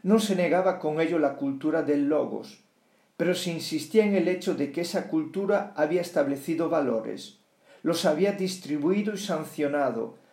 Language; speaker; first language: Spanish; non-native, local second language; Galician